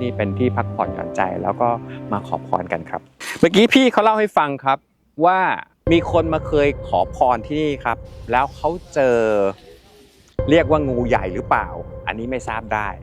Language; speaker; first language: Thai; native; Thai